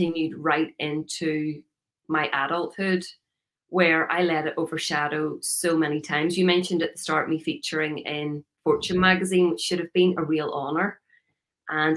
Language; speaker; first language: English; native; English